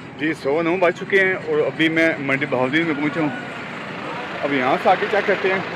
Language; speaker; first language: Urdu; non-native, local second language; Punjabi